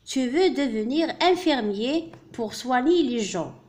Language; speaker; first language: French; non-native, local second language; Arabic